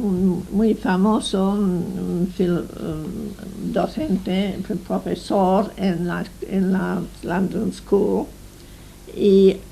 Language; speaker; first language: Spanish; non-native, fluent; English